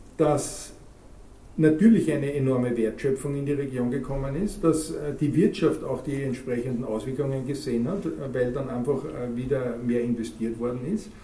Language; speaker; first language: German; native; German